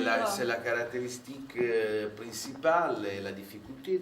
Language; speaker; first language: French; non-native, fluent; Italian